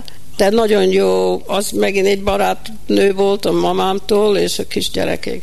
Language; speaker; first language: Hungarian; early bilingual, heritage; Hungarian